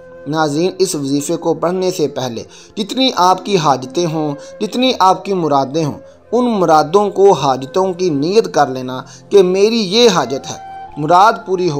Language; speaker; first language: Urdu; native; Urdu